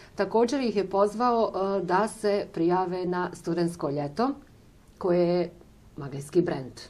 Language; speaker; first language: Bosnian; native; Bosnian